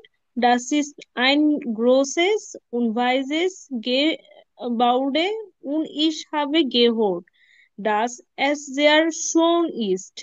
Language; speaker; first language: German; non-native, learner; Bangla